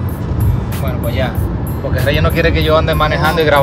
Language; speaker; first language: Spanish; native; Spanish